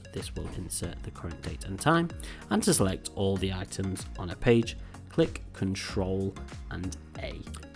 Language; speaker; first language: English; native; English